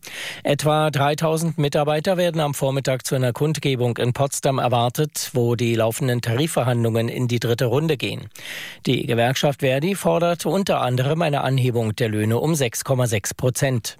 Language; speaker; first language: German; native; German